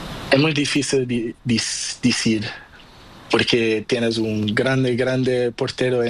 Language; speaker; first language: Spanish; non-native, learner; Portuguese